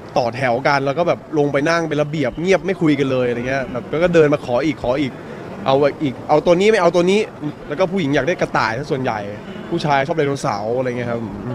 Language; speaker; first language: Thai; native; Thai